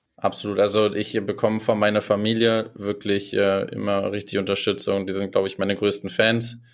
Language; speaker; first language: German; native; German